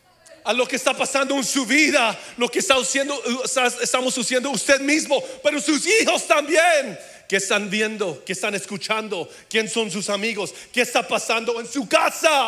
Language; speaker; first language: Spanish; early bilingual, heritage; English